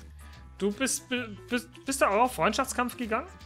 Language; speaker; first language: German; native; German